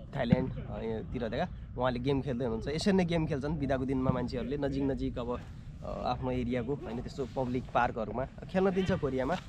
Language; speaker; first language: Nepali; native; Nepali